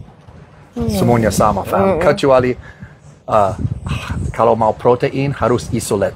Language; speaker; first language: Indonesian; non-native, fluent; English